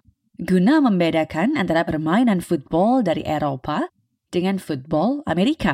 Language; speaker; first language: Indonesian; native; Indonesian